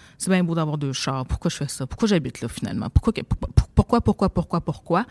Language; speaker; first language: French; native; French